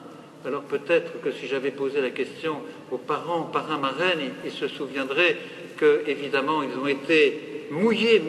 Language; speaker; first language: French; native; French